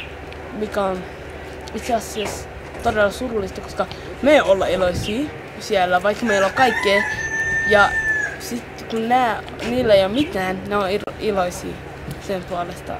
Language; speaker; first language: Finnish; early bilingual, other home language; Somali